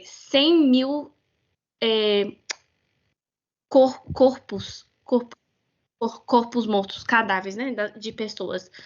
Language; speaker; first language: Portuguese; non-native, fluent; English